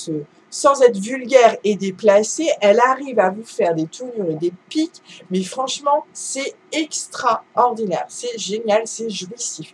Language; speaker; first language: French; native; French